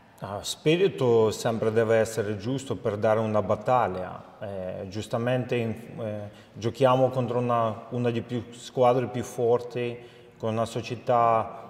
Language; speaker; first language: Italian; non-native, fluent; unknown